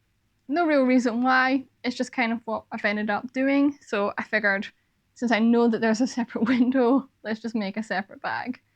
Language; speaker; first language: English; native; English